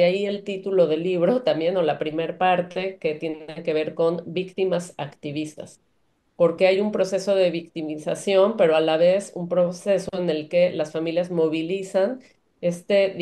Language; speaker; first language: Spanish; native; Spanish